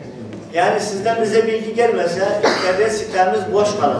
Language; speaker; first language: Turkish; native; Turkish